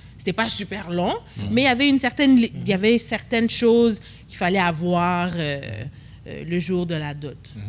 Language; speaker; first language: French; early bilingual, other home language; Lingala